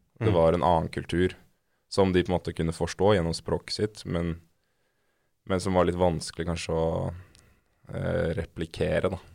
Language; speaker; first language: Norwegian; native; Norwegian